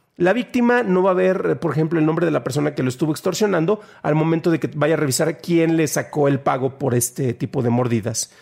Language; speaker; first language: Spanish; native; Spanish